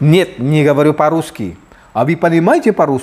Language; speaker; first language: Russian; non-native, fluent; Filipino